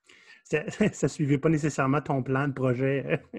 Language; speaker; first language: French; native; French